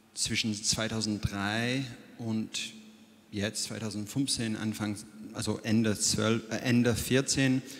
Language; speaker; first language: German; non-native, fluent; English